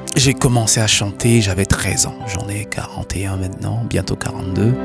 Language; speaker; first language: French; native; French